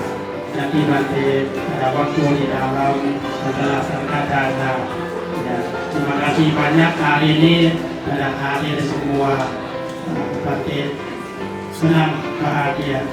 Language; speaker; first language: Indonesian; non-native, learner; Thai